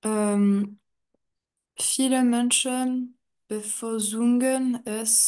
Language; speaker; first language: German; non-native, learner; French